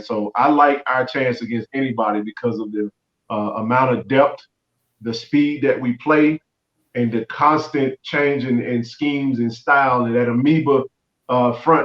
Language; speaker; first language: English; native; English